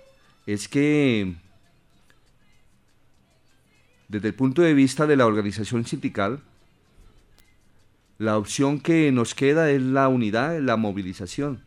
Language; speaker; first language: Spanish; native; Spanish